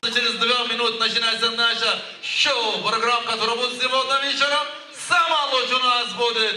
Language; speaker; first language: Russian; non-native, learner; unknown